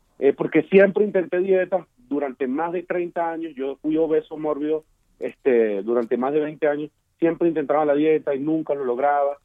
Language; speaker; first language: Spanish; native; Spanish